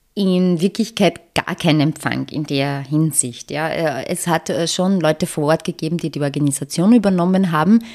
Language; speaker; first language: German; early bilingual, other home language; Bosnian